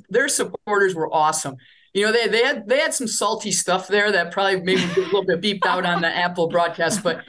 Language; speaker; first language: English; native; English